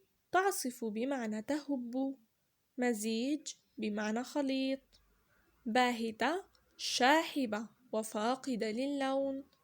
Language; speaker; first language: Arabic; native; Arabic